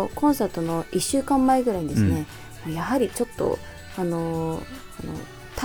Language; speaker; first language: Japanese; native; Japanese